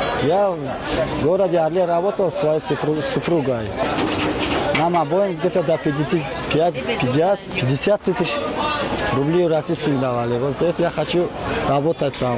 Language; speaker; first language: Russian; non-native, learner; Tajik